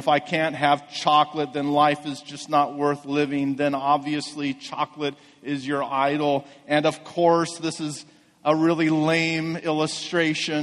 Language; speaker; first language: English; native; English